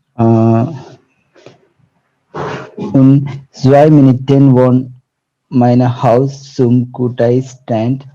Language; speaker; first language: German; non-native, learner; Malayalam